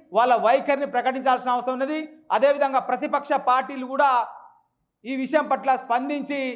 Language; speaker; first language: Telugu; non-native, local second language; Lambadi